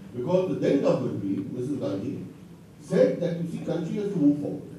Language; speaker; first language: English; non-native, local second language; Bangla